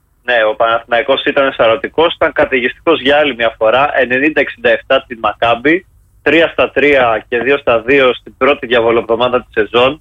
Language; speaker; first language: Greek; native; Greek